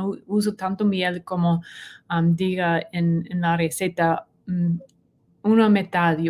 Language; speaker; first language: Spanish; non-native, learner; English